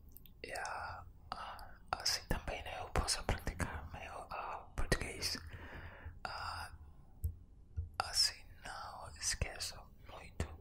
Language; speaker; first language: Portuguese; non-native, learner; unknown